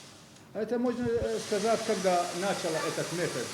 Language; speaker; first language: Russian; non-native, learner; Arabic